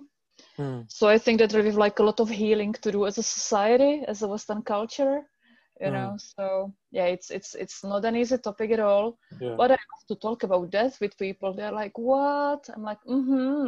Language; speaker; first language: English; non-native, fluent; Czech